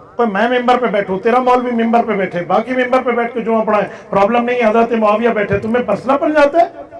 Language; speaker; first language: Urdu; non-native, local second language; Saraiki